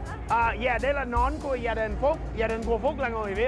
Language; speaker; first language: Vietnamese; early bilingual, heritage; English